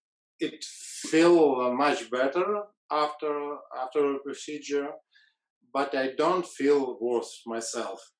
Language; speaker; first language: English; non-native, learner; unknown